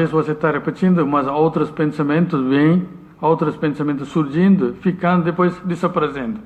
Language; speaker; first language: Portuguese; non-native, learner; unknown